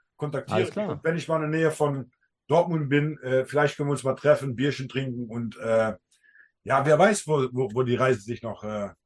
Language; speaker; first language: German; early bilingual, heritage; Dutch